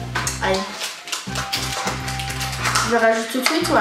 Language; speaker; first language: French; native; French